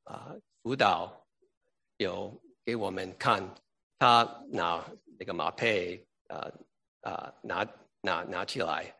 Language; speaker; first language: Chinese; early bilingual, heritage; English